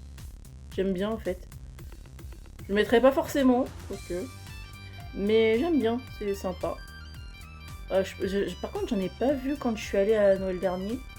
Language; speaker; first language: French; native; French